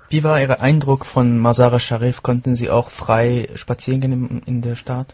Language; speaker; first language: German; non-native, fluent; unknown